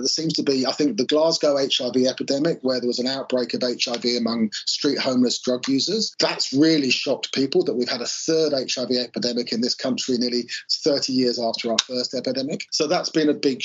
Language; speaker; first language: English; native; English